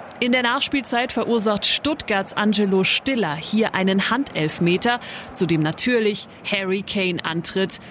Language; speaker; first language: German; native; German